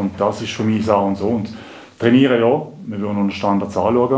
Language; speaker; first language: German; native; German